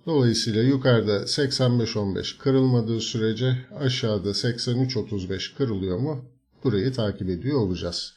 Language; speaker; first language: Turkish; native; Turkish